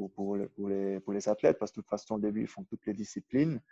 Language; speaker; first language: French; non-native, local second language; German